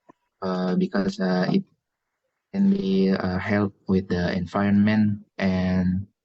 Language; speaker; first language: English; non-native, learner; Indonesian